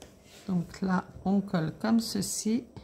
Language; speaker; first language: French; native; French